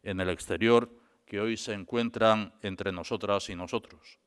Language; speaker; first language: Spanish; native; Spanish